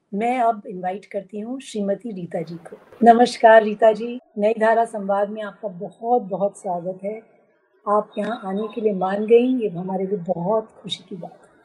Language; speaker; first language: Hindi; native; Hindi